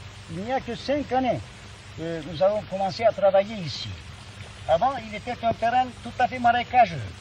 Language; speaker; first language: French; non-native, fluent; Turkish